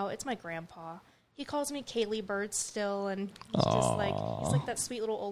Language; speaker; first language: English; native; English